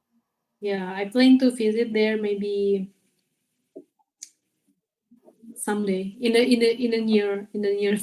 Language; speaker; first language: English; non-native, learner; Indonesian